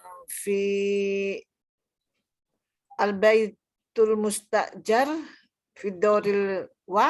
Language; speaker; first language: Arabic; non-native, learner; Indonesian